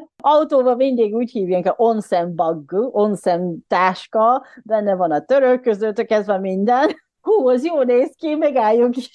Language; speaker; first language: Hungarian; non-native, fluent; Japanese